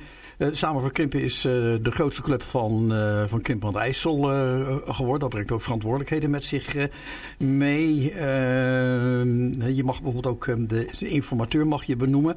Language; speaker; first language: Dutch; native; Dutch